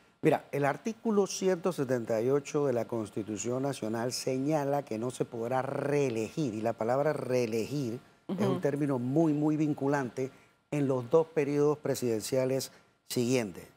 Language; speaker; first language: Spanish; native; Spanish